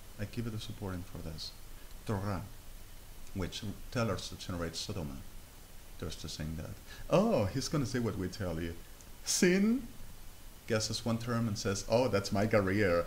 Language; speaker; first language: English; non-native, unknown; Spanish